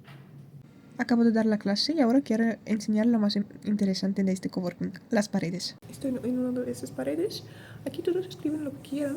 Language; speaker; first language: Spanish; non-native, fluent; Russian